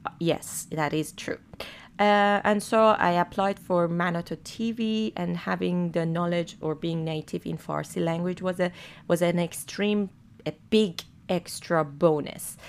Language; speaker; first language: English; non-native, fluent; Persian